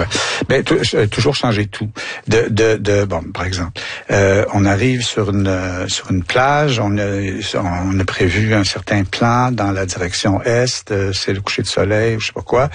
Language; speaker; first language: French; native; French